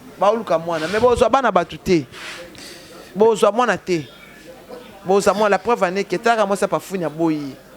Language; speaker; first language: Lingala; native; Lingala